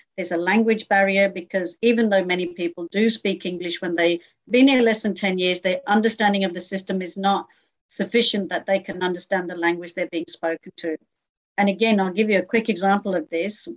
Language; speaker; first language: English; native; English